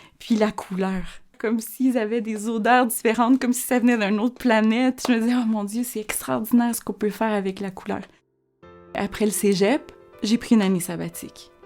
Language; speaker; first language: French; early bilingual, other home language; Spanish